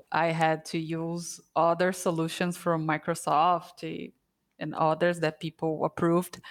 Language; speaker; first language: English; non-native, fluent; Portuguese